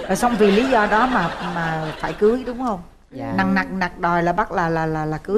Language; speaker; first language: Vietnamese; native; Vietnamese